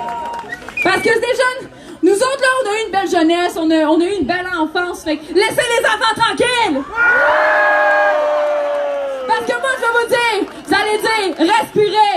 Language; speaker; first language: French; native; French